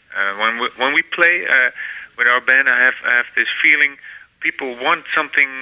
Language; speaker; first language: English; non-native, fluent; Dutch